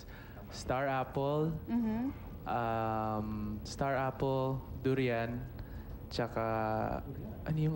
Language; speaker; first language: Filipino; non-native, fluent; English